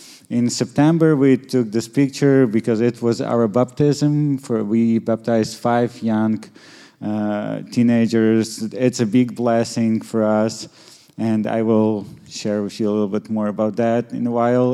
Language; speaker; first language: English; non-native, fluent; Ukrainian